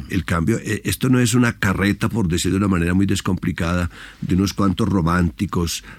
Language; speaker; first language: Spanish; native; Spanish